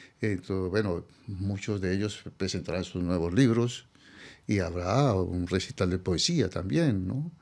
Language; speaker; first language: Spanish; native; Spanish